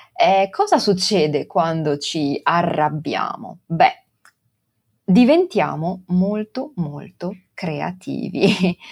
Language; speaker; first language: Italian; non-native, local second language; Venetian